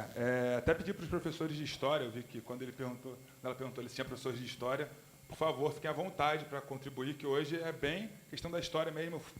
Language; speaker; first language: Portuguese; native; Portuguese